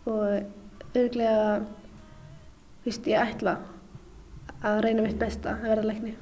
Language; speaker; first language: Icelandic; non-native, fluent; Arabic